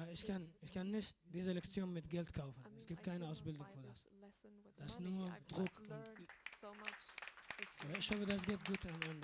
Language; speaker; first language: German; non-native, learner; Arabic